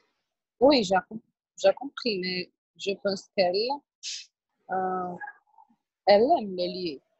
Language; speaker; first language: French; non-native, learner; Portuguese